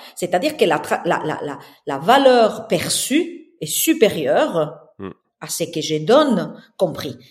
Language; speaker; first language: French; non-native, fluent; Spanish